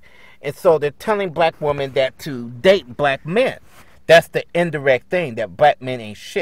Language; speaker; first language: English; native; English